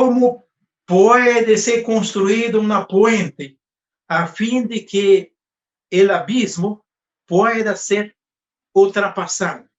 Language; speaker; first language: Spanish; non-native, fluent; Portuguese